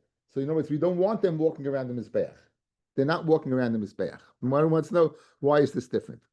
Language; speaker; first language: English; native; English